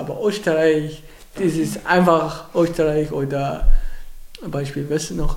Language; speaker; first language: German; non-native, learner; Arabic